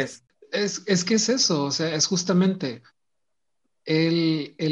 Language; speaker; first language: Spanish; native; Spanish